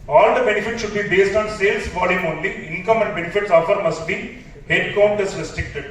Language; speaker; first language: English; non-native, local second language; Tamil